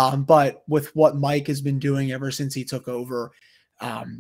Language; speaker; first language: English; native; English